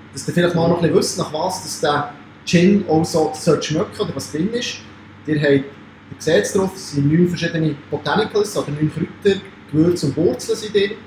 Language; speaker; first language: German; native; German